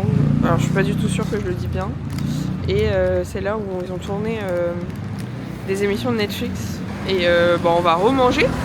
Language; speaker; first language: French; native; French